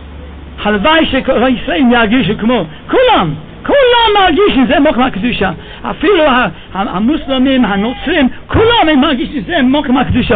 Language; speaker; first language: Hebrew; non-native, fluent; English